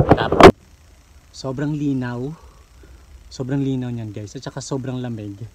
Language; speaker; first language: Filipino; non-native, local second language; Cebuano